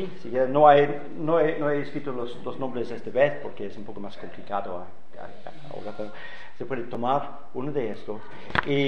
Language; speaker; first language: Spanish; non-native, fluent; English